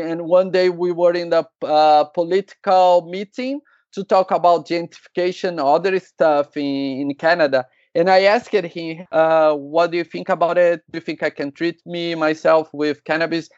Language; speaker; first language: English; non-native, learner; Portuguese